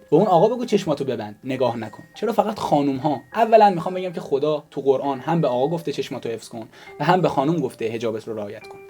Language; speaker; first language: Persian; native; Persian